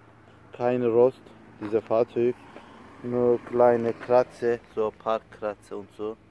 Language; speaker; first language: German; non-native, learner; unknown